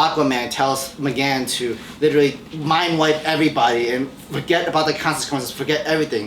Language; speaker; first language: English; native; English